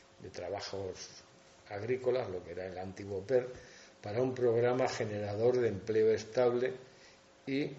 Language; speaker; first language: Spanish; native; Spanish